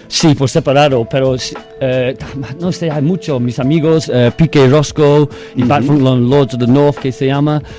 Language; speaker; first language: Spanish; non-native, learner; English